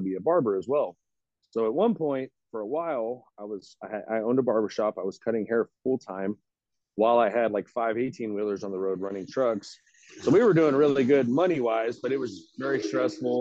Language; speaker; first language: English; native; English